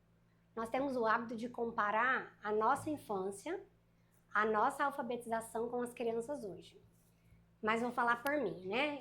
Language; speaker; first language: Portuguese; native; Portuguese